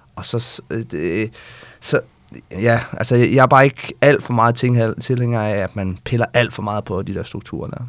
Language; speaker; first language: Danish; native; Danish